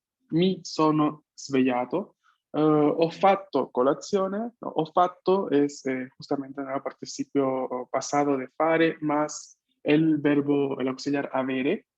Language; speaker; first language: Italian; non-native, fluent; Spanish